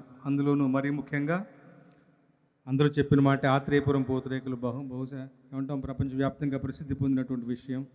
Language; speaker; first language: Telugu; native; Telugu